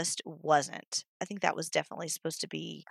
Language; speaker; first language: English; native; English